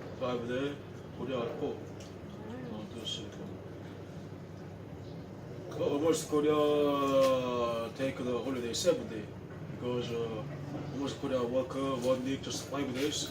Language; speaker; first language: English; non-native, learner; Korean